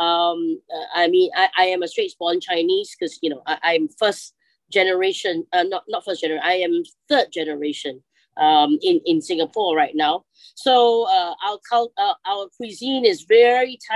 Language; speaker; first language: English; native; English